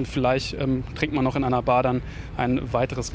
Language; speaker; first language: German; native; German